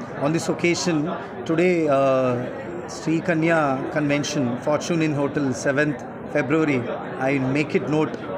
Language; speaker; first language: English; non-native, local second language; Telugu